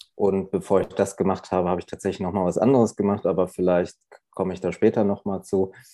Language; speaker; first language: German; early bilingual, other home language; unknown